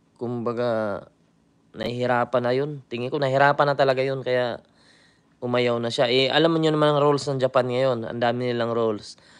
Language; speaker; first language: Filipino; native; Filipino